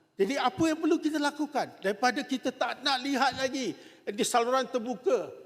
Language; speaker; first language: Malay; non-native, local second language; Chinese